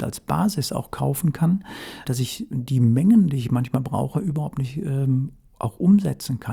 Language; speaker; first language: German; native; German